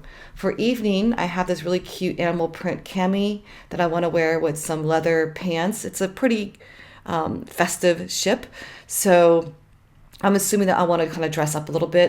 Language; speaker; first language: English; native; English